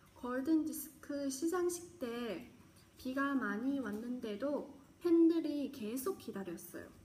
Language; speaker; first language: Korean; non-native, fluent; Chinese